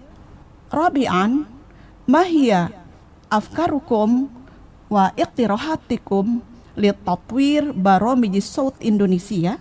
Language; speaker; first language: Arabic; non-native, fluent; Indonesian